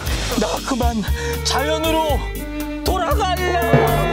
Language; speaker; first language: Korean; native; Korean